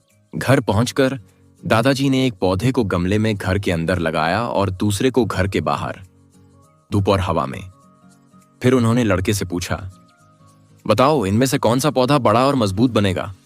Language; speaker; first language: Hindi; native; Hindi